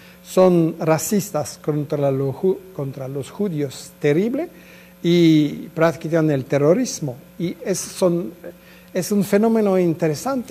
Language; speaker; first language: Spanish; non-native, fluent; French